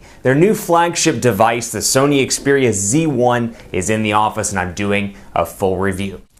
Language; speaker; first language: English; native; English